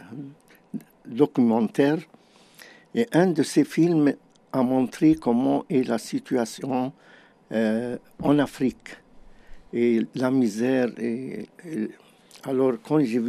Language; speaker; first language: French; non-native, fluent; Arabic